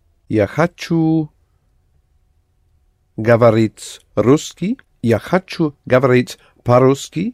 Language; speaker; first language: Russian; non-native, learner; English